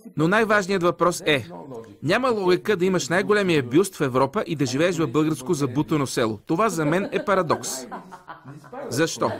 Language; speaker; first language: Bulgarian; native; Bulgarian